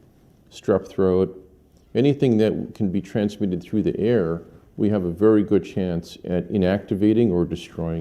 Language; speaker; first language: English; native; English